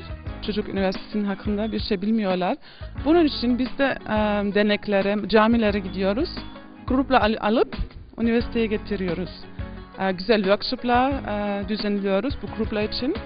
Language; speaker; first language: Turkish; early bilingual, heritage; Turkish